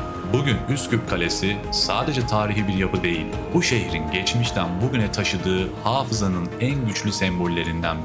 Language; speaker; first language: Turkish; native; Turkish